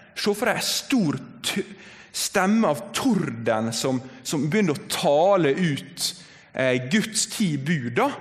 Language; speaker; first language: Norwegian; native; Norwegian